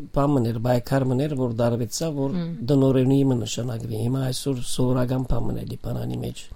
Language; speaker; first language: Armenian; native; Armenian